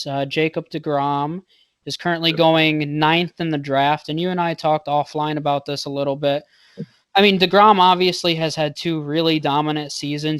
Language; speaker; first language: English; native; English